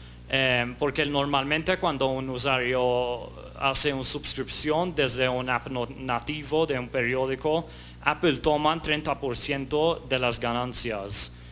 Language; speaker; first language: Spanish; non-native, fluent; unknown